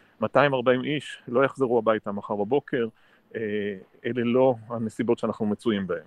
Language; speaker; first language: Hebrew; native; Hebrew